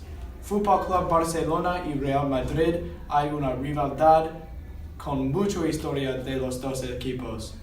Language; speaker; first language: Spanish; non-native, learner; English